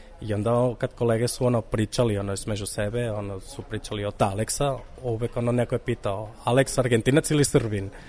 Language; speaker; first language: Serbian; non-native, fluent; Catalan